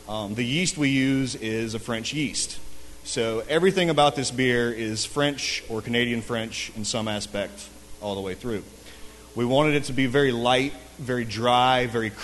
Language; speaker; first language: English; native; English